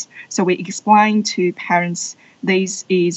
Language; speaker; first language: English; non-native, fluent; Chinese